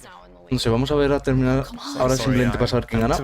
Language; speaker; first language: Spanish; native; Spanish